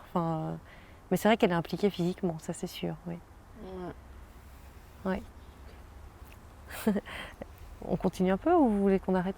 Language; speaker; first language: French; native; French